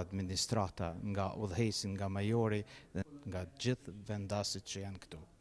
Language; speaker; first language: Albanian; native; Albanian